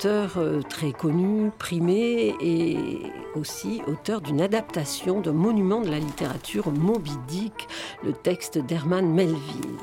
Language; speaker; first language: French; native; French